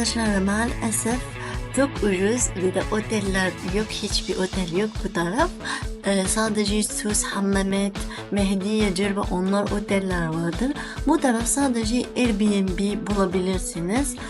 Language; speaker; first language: Turkish; non-native, learner; Arabic